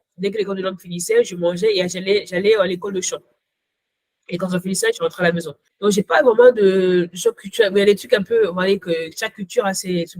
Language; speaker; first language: French; early bilingual, other home language; Ghomala